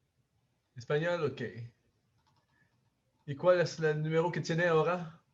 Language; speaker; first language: Spanish; non-native, learner; French